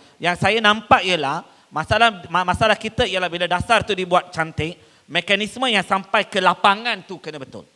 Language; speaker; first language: Malay; non-native, local second language; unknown